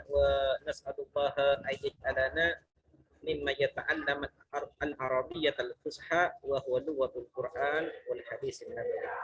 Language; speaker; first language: Arabic; non-native, fluent; Malay